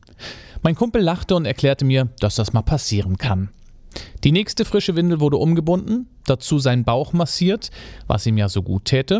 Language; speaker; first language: German; native; German